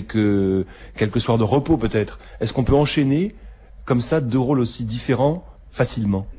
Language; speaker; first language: French; native; French